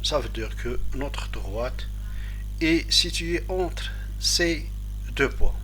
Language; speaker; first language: French; non-native, local second language; Arabic